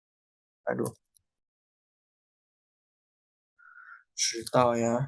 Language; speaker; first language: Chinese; non-native, fluent; Indonesian